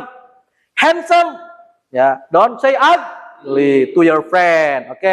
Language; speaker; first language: English; non-native, learner; Indonesian